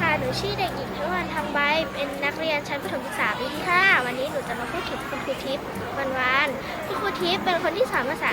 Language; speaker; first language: Thai; native; Thai